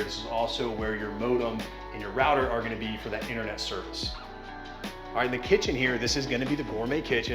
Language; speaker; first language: English; native; English